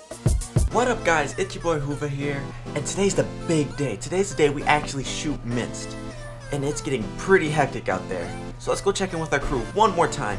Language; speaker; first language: English; native; English